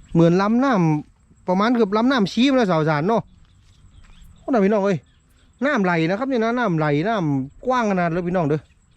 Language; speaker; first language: Thai; native; Thai